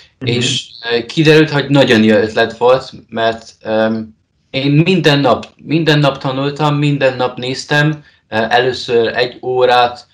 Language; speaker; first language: Hungarian; non-native, learner; Polish